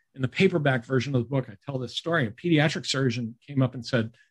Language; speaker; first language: English; native; English